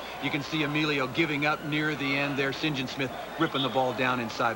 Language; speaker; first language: English; native; English